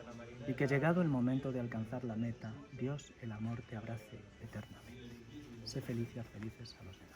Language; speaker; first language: Spanish; native; Spanish